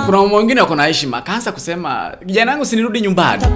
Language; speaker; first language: Swahili; non-native, local second language; Gusii